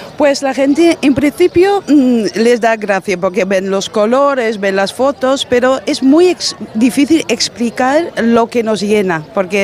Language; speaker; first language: Spanish; non-native, fluent; Dutch